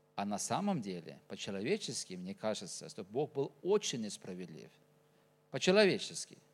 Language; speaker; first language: Russian; non-native, fluent; Norwegian